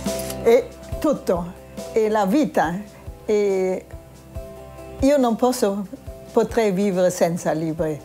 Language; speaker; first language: Italian; non-native, fluent; German